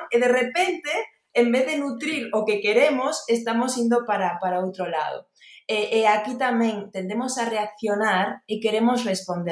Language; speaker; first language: Galician; non-native, local second language; Spanish